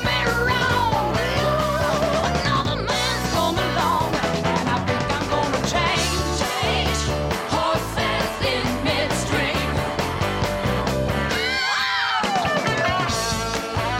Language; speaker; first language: English; native; English